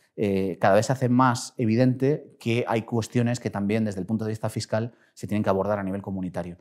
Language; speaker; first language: Spanish; native; Spanish